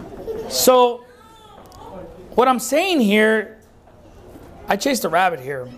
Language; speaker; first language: English; native; English